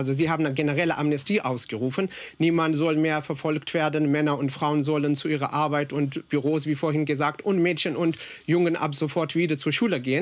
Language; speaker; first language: German; non-native, fluent; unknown